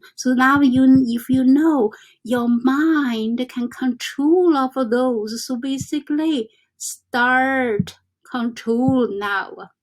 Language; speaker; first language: English; non-native, fluent; Chinese